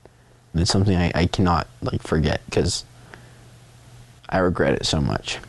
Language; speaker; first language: English; native; English